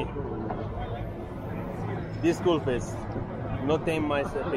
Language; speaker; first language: Portuguese; non-native, learner; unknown